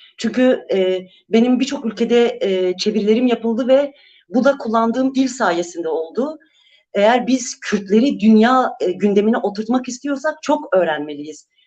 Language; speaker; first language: Turkish; non-native, local second language; Kurdish